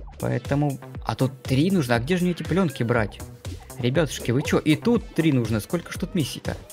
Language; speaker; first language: Russian; native; Russian